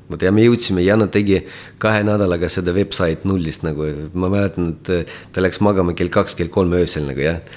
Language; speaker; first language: Estonian; non-native, local second language; Russian